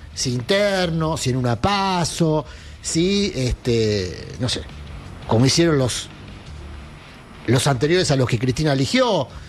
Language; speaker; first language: Spanish; native; Spanish